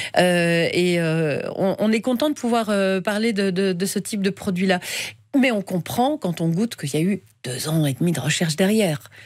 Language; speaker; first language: French; native; French